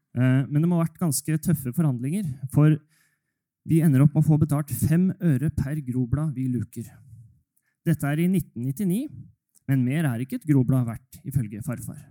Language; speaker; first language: Norwegian; native; Norwegian